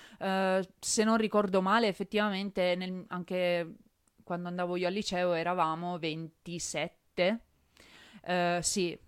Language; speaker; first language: Italian; native; Italian